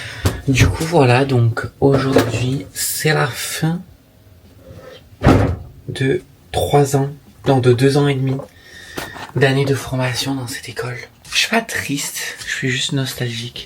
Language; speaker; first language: French; native; French